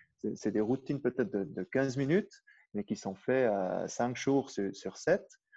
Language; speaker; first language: French; non-native, local second language; Swiss German